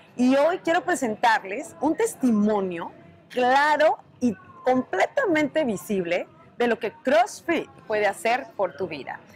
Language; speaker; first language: Spanish; native; Spanish